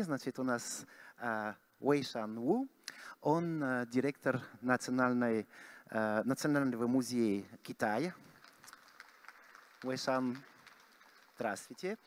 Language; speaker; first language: Russian; non-native, fluent; French